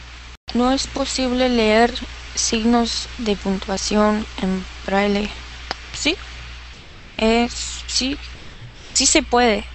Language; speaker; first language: Spanish; non-native, learner; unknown